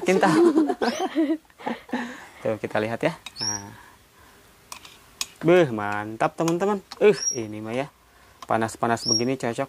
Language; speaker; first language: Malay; non-native, local second language; Sundanese